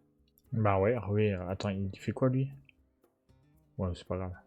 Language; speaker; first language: French; native; French